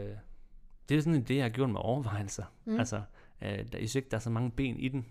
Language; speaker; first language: Danish; native; Danish